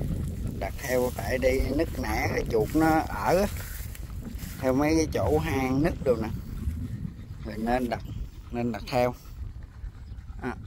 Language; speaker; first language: Vietnamese; native; Vietnamese